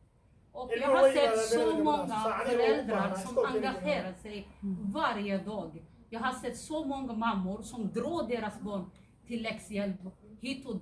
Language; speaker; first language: Swedish; non-native, fluent; Somali